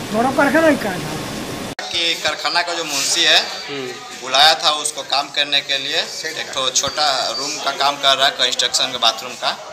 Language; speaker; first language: Hindi; native; Hindi